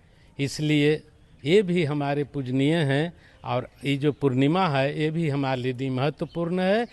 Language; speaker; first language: Hindi; native; Hindi